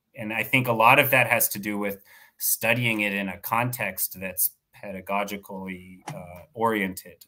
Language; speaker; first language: English; native; English